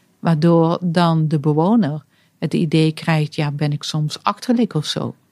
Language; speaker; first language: Dutch; native; Dutch